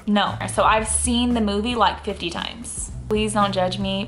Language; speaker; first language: English; native; English